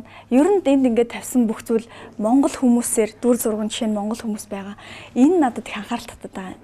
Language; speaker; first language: Mongolian; native; Mongolian